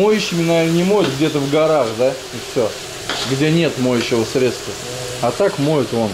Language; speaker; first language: Russian; native; Russian